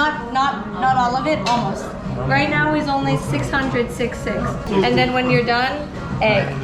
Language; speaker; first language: English; non-native, fluent; Japanese